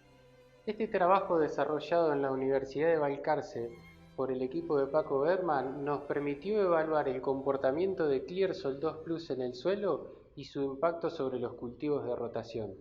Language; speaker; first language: Spanish; native; Spanish